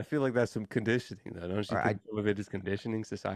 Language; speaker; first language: English; native; English